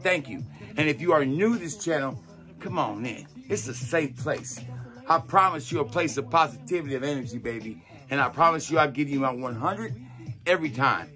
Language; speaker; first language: English; native; English